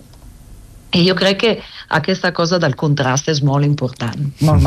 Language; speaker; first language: Catalan; non-native, fluent; Italian